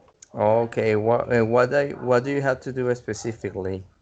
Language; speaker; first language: English; non-native, fluent; Spanish